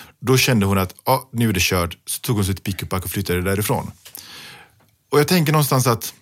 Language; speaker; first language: Swedish; early bilingual, other home language; Pashto